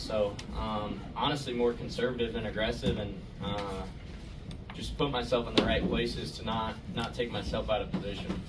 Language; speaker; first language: English; native; English